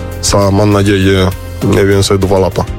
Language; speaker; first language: Polish; non-native, learner; Spanish